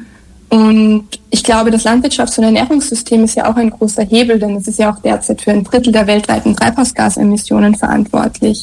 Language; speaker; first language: German; native; German